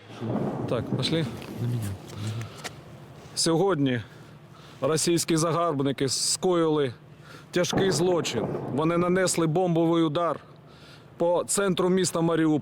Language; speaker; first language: Russian; native; Russian